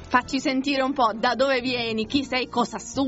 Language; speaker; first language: Italian; native; Italian